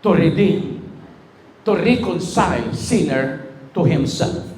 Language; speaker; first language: English; non-native, local second language; Filipino